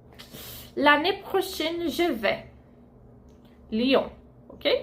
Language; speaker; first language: French; non-native, fluent; Portuguese